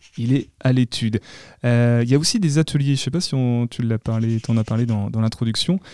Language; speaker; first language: French; native; French